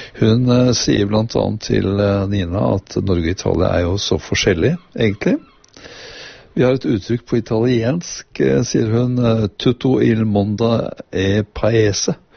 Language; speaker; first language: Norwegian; native; Norwegian